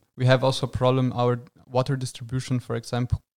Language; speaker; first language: English; non-native, fluent; Portuguese